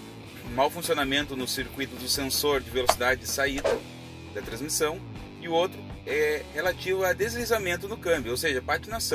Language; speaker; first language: Portuguese; native; Portuguese